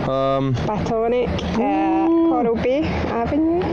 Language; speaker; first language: English; non-native, learner; Greek